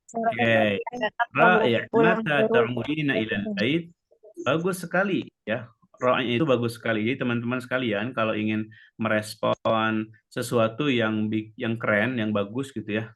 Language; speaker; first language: Indonesian; native; Indonesian